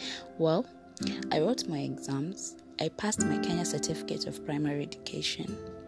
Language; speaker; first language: English; non-native, local second language; Luo (Kenya and Tanzania)